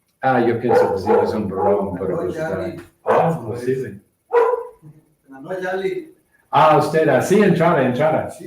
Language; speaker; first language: Spanish; non-native, learner; English